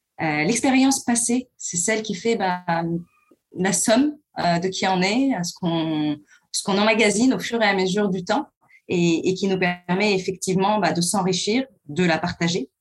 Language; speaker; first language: French; early bilingual, other home language; Arabic